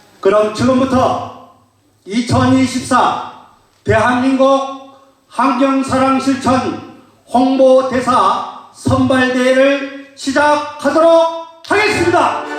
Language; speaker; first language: Korean; native; Korean